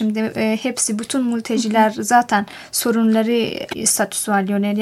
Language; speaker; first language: Turkish; non-native, fluent; Persian